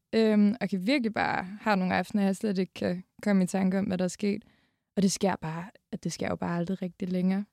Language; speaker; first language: Danish; native; Danish